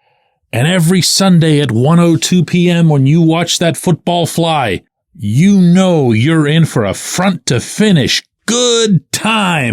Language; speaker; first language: English; native; English